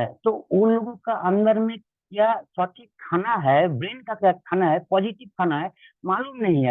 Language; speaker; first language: Hindi; non-native, local second language; Bangla